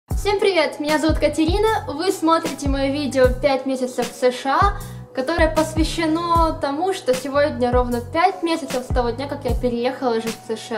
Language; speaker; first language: Russian; native; Russian